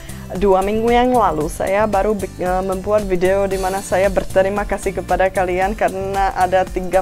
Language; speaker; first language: Indonesian; non-native, fluent; Czech